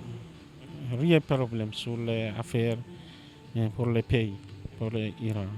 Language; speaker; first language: French; non-native, learner; Persian